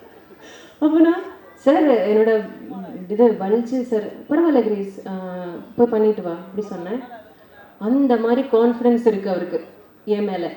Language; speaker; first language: Tamil; non-native, learner; Malayalam